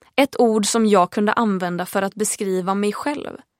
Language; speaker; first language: Swedish; early bilingual, heritage; Swedish